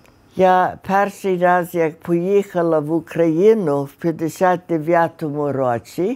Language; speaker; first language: Ukrainian; early bilingual, heritage; Ukrainian